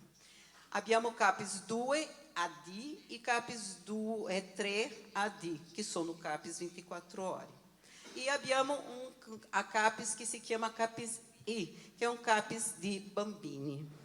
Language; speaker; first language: Italian; non-native, learner; Portuguese